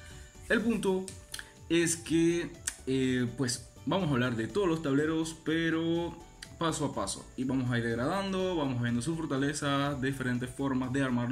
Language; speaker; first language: Spanish; native; Spanish